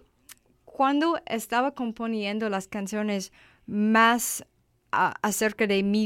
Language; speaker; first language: Spanish; non-native, learner; English